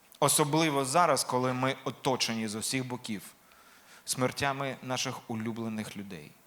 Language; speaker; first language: Ukrainian; non-native, local second language; Russian